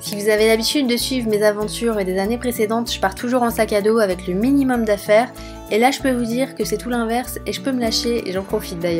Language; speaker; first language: French; native; French